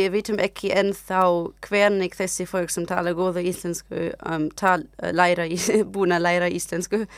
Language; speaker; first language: Icelandic; non-native, learner; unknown